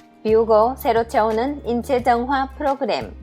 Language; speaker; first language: Korean; native; Korean